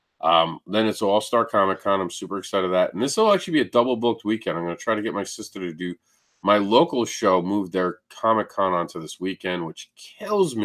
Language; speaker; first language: English; native; English